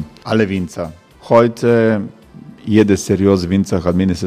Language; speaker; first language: German; non-native, learner; Croatian